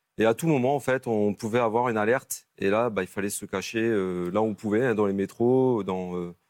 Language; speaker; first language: French; native; French